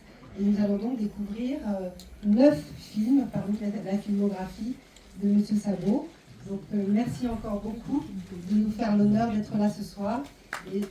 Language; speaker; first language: French; native; French